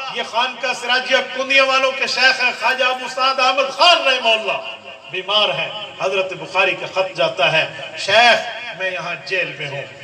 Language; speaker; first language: Urdu; non-native, local second language; Punjabi